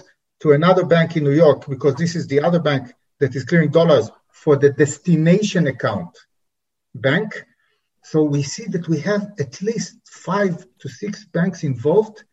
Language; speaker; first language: English; non-native, fluent; Hebrew